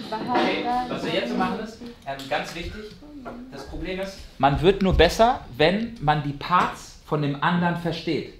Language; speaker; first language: German; native; German